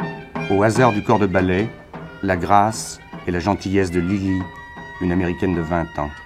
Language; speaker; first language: French; native; French